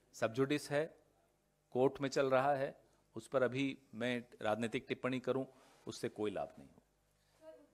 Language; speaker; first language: Hindi; native; Hindi